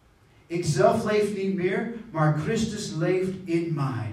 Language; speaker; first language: Dutch; non-native, fluent; English